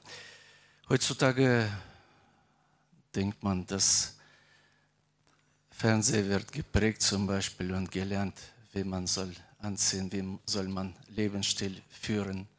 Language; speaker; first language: German; non-native, fluent; Russian